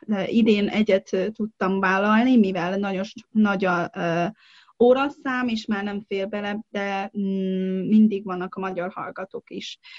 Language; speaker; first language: Hungarian; non-native, fluent; Chinese